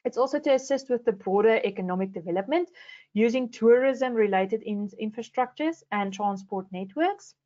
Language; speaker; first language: English; non-native, local second language; Afrikaans